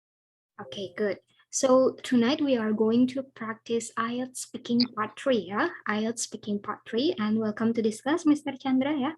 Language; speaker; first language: English; non-native, fluent; Indonesian